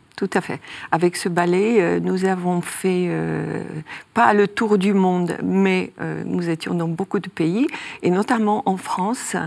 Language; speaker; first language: French; non-native, fluent; Polish